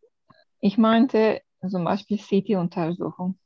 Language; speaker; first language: German; non-native, learner; Turkish